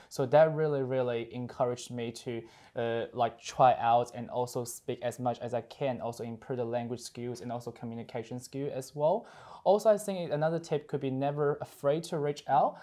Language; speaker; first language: English; non-native, fluent; Chinese